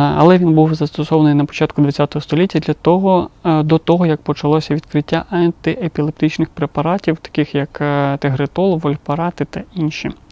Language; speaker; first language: Ukrainian; non-native, local second language; Russian